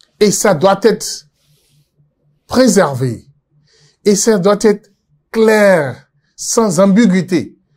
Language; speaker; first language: French; non-native, local second language; Yoruba